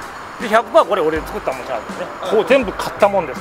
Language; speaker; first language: Japanese; native; Japanese